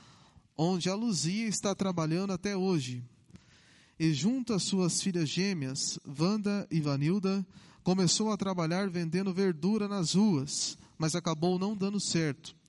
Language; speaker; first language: Portuguese; native; Portuguese